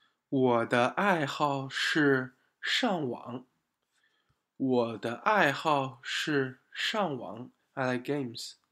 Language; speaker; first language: Chinese; non-native, fluent; English